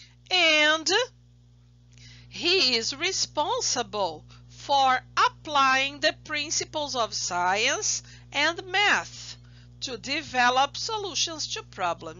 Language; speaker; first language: English; non-native, fluent; Portuguese